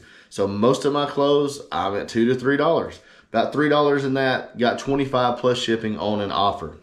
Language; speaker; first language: English; native; English